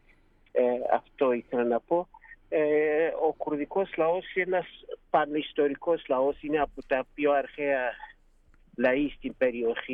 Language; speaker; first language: Greek; non-native, fluent; Kurdish